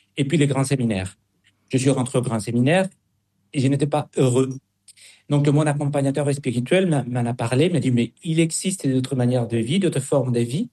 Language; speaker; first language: French; non-native, fluent; Spanish